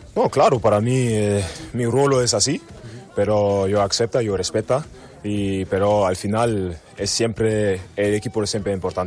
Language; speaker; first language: Spanish; non-native, learner; German